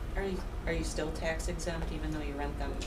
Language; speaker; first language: English; native; English